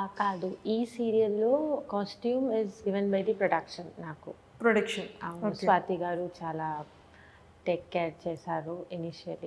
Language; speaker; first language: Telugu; non-native, fluent; Bangla